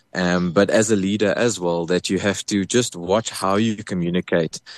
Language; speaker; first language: English; native; English